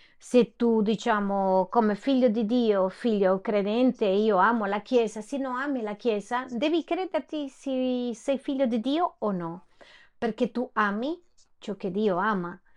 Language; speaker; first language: Italian; non-native, fluent; Spanish